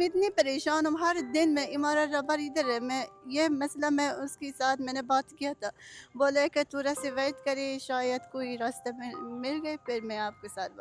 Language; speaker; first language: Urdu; non-native, learner; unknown